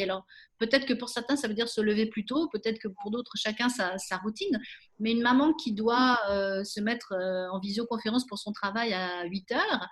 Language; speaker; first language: French; native; French